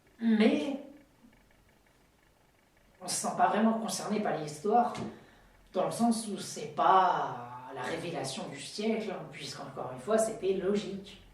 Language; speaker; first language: French; native; French